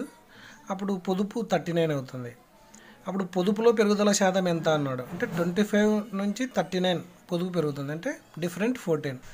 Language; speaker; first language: Telugu; native; Telugu